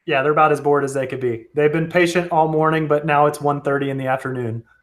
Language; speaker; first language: English; native; English